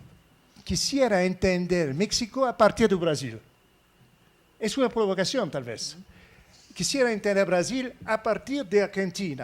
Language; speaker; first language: Spanish; non-native, fluent; French